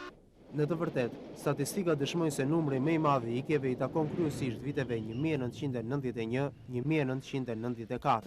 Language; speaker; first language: Albanian; native; Albanian